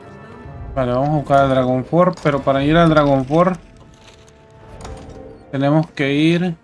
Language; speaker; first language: Spanish; native; Spanish